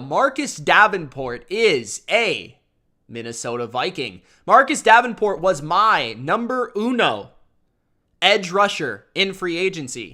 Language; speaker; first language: English; native; English